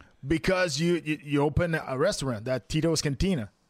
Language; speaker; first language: English; non-native, fluent; French